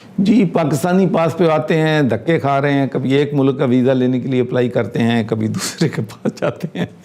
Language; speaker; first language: Urdu; non-native, local second language; Punjabi